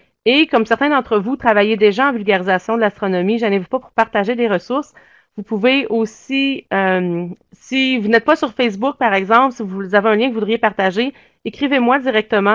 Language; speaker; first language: French; native; French